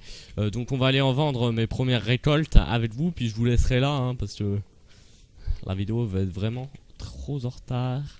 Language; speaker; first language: French; native; French